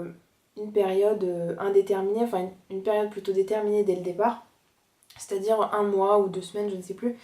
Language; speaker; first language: French; native; French